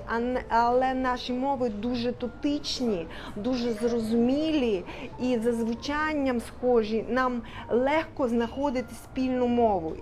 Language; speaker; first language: Ukrainian; native; Ukrainian